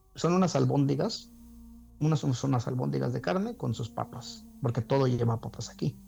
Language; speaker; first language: Spanish; native; Spanish